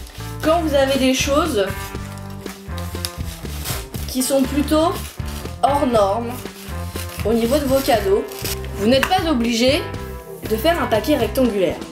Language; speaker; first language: French; native; French